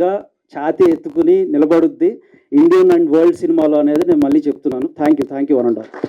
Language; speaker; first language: Telugu; native; Telugu